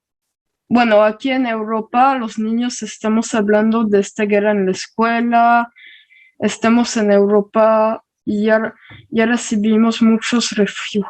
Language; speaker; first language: Spanish; early bilingual, heritage; Spanish